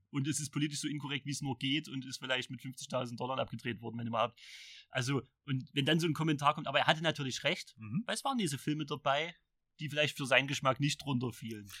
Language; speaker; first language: German; native; German